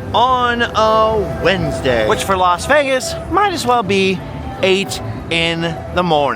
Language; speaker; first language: English; native; English